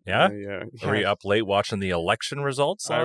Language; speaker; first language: English; native; English